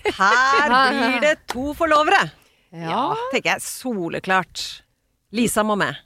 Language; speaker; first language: Norwegian; native; Norwegian